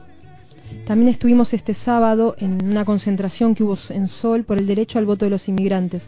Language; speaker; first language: Spanish; native; Spanish